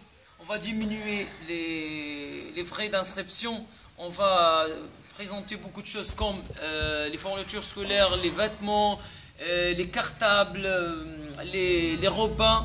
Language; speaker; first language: French; non-native, fluent; Arabic